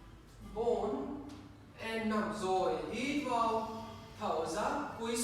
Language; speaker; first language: Vietnamese; non-native, learner; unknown